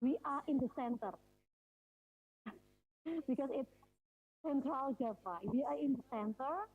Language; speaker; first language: English; non-native, fluent; Indonesian